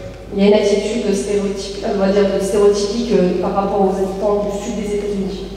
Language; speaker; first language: French; native; French